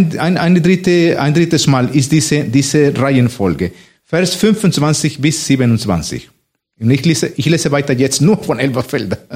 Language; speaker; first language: German; non-native, fluent; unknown